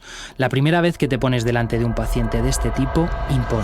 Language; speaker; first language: Spanish; native; Spanish